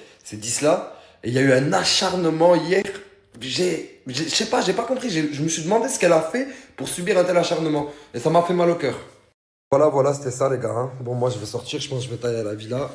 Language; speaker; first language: French; native; French